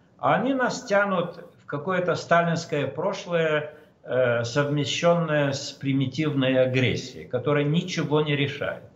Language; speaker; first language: Russian; non-native, local second language; Romanian